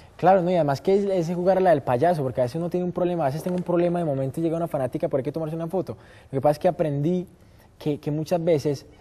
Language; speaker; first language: Spanish; native; Spanish